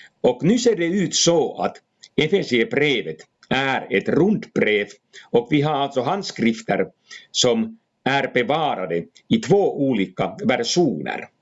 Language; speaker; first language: Swedish; non-native, fluent; Finnish